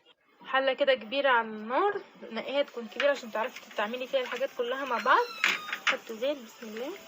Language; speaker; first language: Arabic; native; Arabic